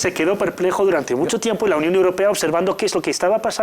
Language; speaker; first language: Spanish; native; Spanish